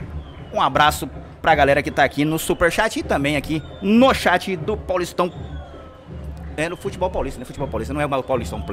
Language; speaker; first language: Portuguese; native; Portuguese